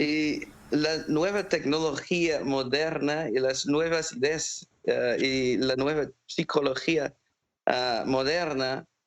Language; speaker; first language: Spanish; non-native, fluent; English